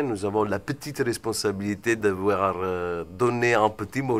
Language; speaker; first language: French; non-native, fluent; Italian